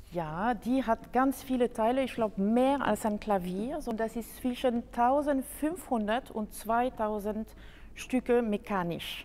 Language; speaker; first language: German; non-native, fluent; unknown